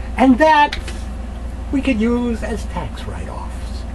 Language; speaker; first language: English; native; English